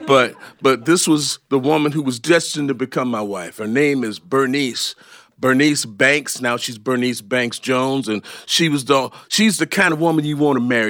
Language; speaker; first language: English; native; English